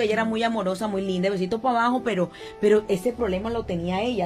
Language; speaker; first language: Spanish; native; Spanish